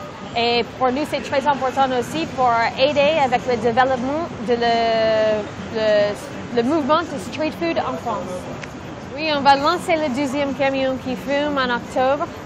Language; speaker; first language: French; non-native, learner; English